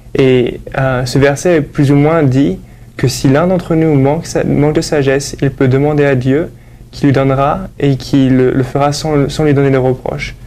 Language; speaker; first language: French; native; French